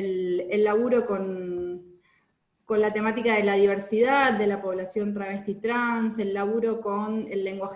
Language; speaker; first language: Spanish; native; Spanish